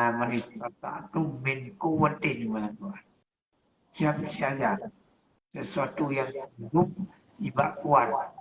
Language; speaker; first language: Malay; non-native, local second language; Achinese